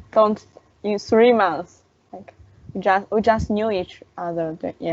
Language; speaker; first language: English; non-native, learner; Chinese